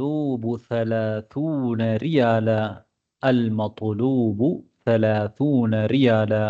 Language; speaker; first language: Arabic; non-native, fluent; Tamil